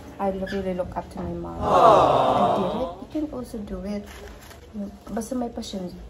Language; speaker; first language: Filipino; non-native, local second language; Cebuano